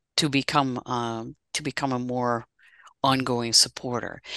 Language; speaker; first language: English; non-native, fluent; Dutch